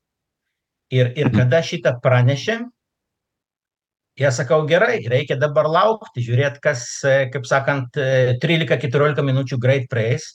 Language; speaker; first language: Lithuanian; non-native, local second language; Russian